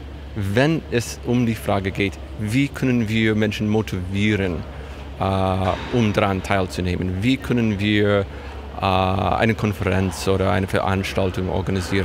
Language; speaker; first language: German; non-native, fluent; English